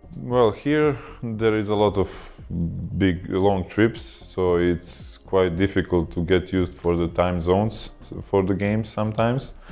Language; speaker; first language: English; non-native, fluent; Croatian